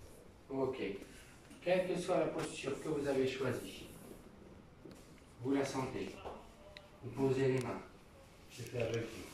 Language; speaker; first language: French; native; French